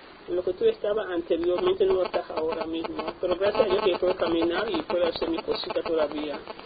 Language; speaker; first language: Spanish; non-native, local second language; English